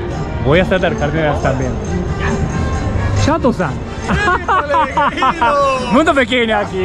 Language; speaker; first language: Spanish; non-native, learner; Japanese